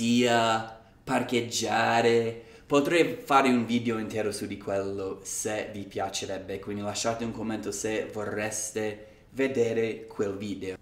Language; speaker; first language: Italian; non-native, fluent; English